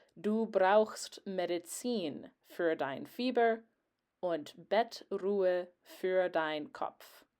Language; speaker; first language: German; non-native, fluent; English